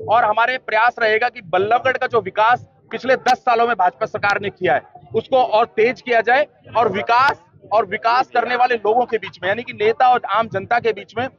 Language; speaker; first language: Hindi; native; Hindi